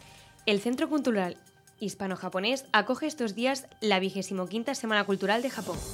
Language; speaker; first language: Spanish; native; Spanish